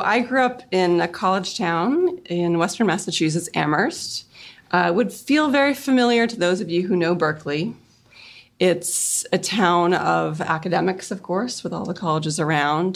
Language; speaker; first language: English; native; English